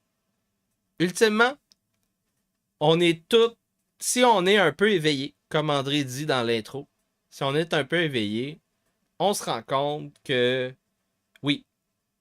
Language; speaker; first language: French; native; French